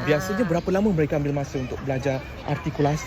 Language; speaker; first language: Malay; native; Malay